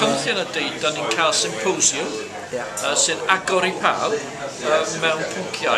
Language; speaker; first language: Welsh; non-native, fluent; English